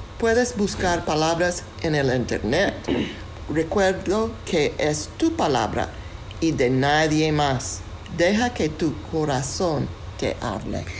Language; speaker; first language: Spanish; non-native, fluent; English